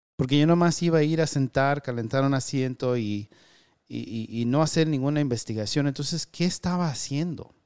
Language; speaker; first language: Spanish; early bilingual, heritage; Spanish